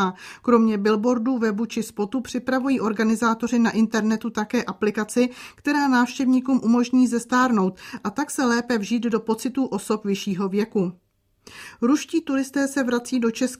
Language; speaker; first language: Czech; native; Czech